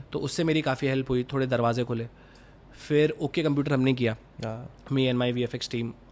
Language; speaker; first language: Hindi; native; Hindi